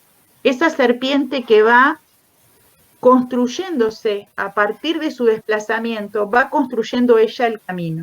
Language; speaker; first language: Spanish; native; Spanish